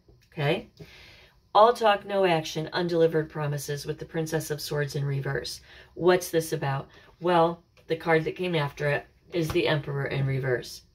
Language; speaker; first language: English; native; English